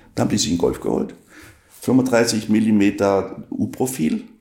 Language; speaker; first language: German; non-native, local second language; Swiss German